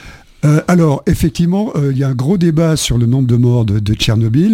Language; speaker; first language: French; native; French